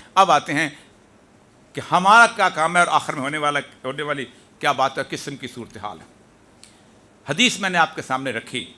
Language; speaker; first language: Urdu; non-native, local second language; Punjabi